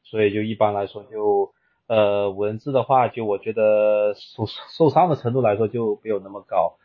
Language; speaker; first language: Chinese; native; Chinese